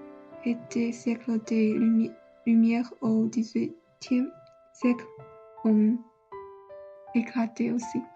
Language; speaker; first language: French; non-native, learner; Chinese